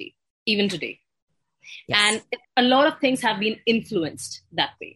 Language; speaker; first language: English; non-native, local second language; Hindi